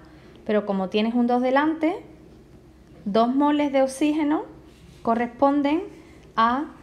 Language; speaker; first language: Spanish; native; Spanish